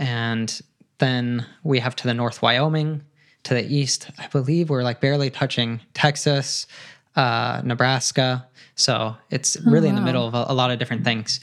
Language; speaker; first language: English; native; English